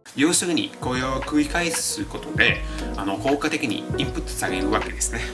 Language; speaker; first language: Japanese; non-native, fluent; Italian